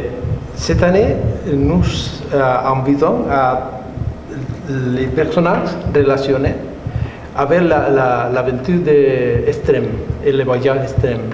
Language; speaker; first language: French; non-native, learner; Spanish